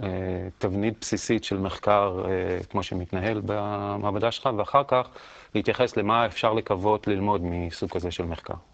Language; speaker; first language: Hebrew; native; Hebrew